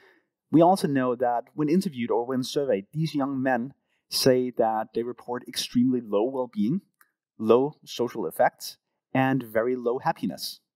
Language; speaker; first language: English; non-native, fluent; Danish